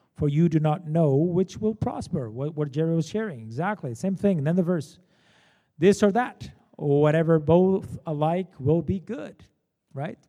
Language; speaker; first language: English; non-native, fluent; Portuguese